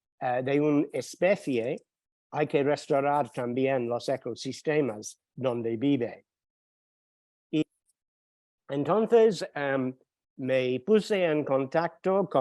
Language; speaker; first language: Spanish; non-native, fluent; English